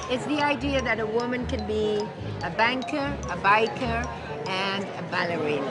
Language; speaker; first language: English; non-native, fluent; French